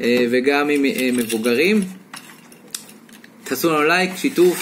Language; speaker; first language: Hebrew; native; Hebrew